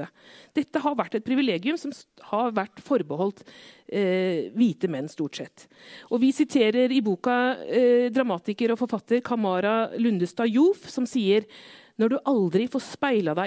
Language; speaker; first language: Norwegian; native; Norwegian